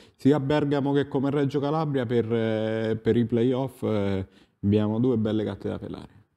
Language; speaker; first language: Italian; native; Italian